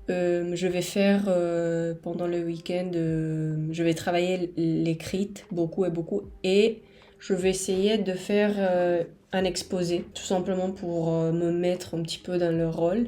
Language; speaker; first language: French; non-native, fluent; Spanish